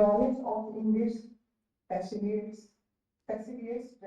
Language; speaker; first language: English; non-native, learner; Hindi